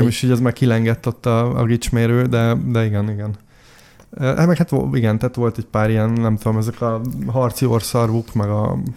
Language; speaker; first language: Hungarian; native; Hungarian